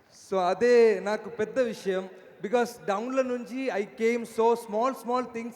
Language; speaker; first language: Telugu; non-native, learner; Malayalam